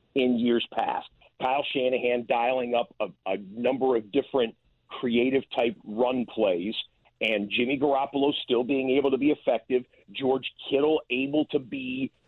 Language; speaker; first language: English; native; English